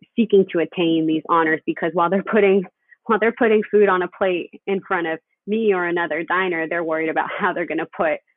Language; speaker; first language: English; early bilingual, other home language; Spanish